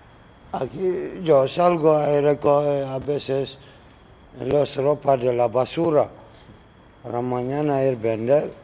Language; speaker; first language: Spanish; non-native, learner; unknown